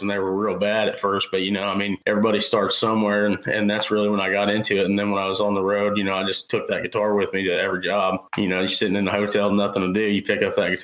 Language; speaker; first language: English; native; English